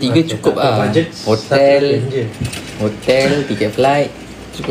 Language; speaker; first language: Malay; native; Malay